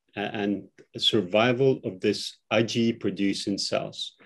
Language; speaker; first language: English; non-native, fluent; Albanian